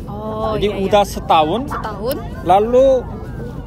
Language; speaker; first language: Indonesian; non-native, fluent; Korean